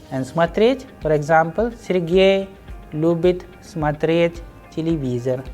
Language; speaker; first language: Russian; non-native, fluent; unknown